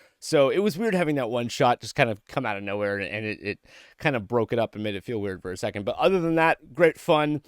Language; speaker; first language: English; native; English